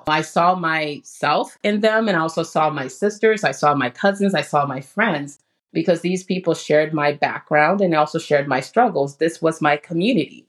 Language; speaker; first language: English; early bilingual, other home language; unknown